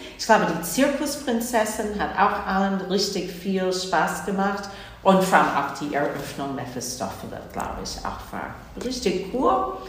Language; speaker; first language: German; non-native, fluent; English